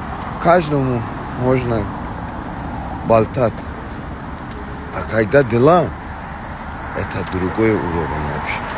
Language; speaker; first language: Russian; non-native, fluent; Persian